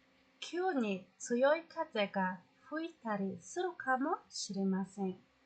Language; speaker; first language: Japanese; non-native, fluent; Mongolian